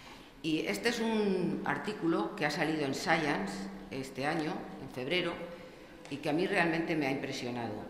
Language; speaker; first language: Spanish; native; Spanish